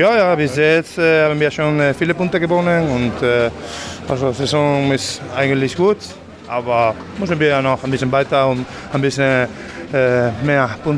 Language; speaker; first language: German; non-native, fluent; Spanish